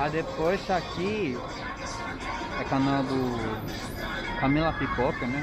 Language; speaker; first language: Portuguese; non-native, fluent; Japanese